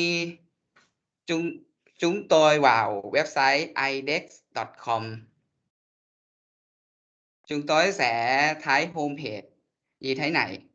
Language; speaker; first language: Vietnamese; non-native, learner; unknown